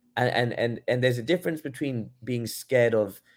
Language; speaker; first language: English; native; English